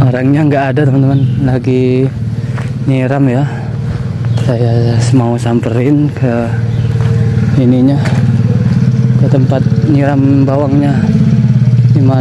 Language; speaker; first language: Indonesian; non-native, local second language; Madurese